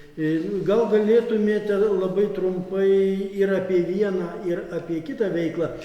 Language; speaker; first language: Lithuanian; native; Lithuanian